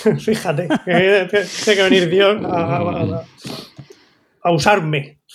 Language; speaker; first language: Spanish; native; Spanish